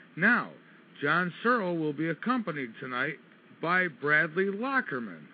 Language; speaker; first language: English; native; English